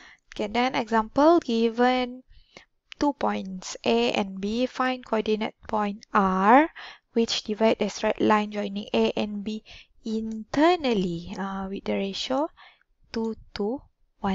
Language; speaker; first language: English; non-native, local second language; Malay